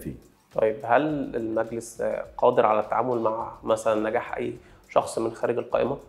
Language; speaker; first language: Arabic; native; Arabic